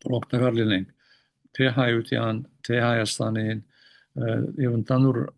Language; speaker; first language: Armenian; early bilingual, heritage; Armenian